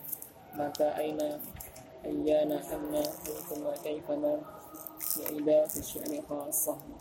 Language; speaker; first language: Arabic; non-native, fluent; Indonesian